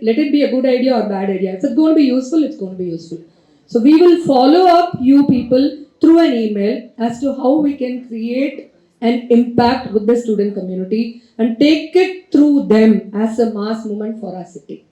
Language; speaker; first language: English; non-native, local second language; Tamil